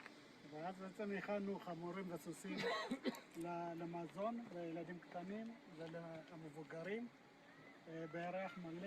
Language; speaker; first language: Hebrew; non-native, fluent; Amharic